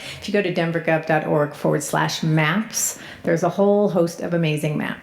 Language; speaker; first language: English; native; English